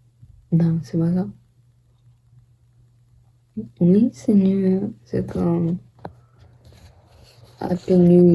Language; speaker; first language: French; non-native, learner; Portuguese